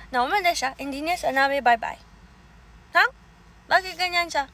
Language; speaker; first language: Filipino; early bilingual, heritage; Filipino